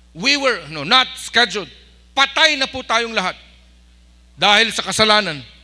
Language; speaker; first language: Filipino; non-native, local second language; Iloko